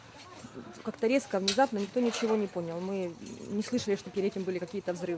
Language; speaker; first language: Russian; native; Russian